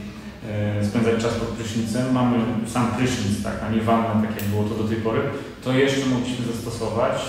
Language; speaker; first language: Polish; native; Polish